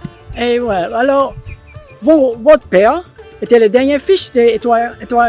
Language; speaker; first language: French; non-native, local second language; Morisyen